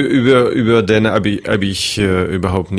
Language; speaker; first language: German; non-native, fluent; French